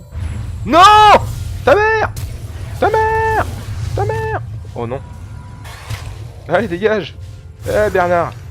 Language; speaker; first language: French; native; French